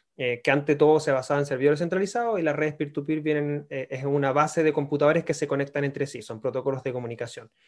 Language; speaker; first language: Spanish; native; Spanish